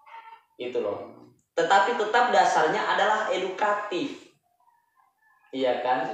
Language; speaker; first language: Indonesian; native; Indonesian